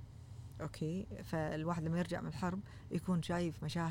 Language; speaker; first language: Arabic; native; Arabic